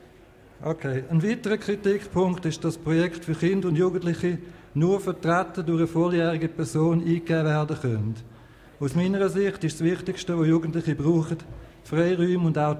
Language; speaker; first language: German; native; German